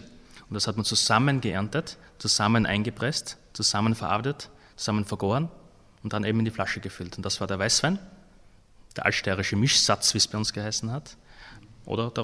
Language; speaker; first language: German; native; German